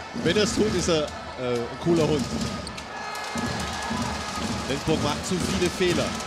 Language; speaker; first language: German; native; German